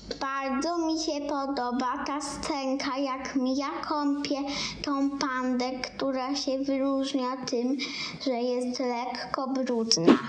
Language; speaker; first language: Polish; native; Polish